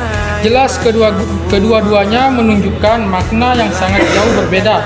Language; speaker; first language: Indonesian; non-native, local second language; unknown